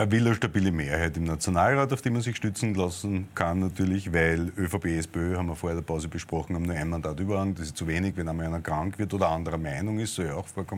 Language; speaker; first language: German; native; German